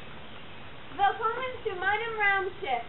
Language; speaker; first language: German; non-native, learner; English